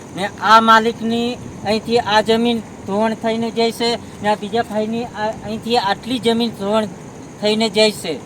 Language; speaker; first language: Gujarati; non-native, local second language; Rathawi